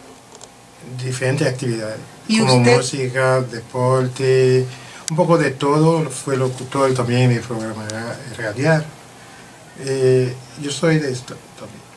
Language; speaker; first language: Spanish; non-native, learner; French